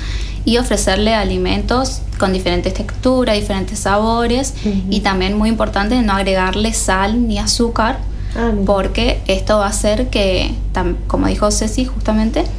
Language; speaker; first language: Spanish; native; Spanish